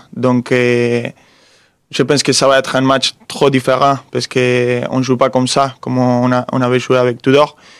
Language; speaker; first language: French; non-native, fluent; Spanish